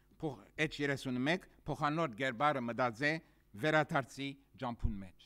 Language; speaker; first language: Armenian; early bilingual, heritage; Armenian